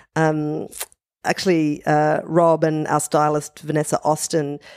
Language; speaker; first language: English; native; English